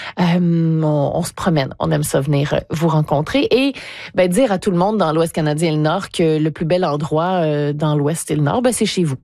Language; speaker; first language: French; native; French